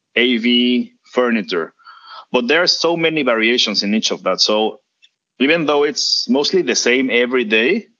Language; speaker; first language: English; non-native, fluent; Spanish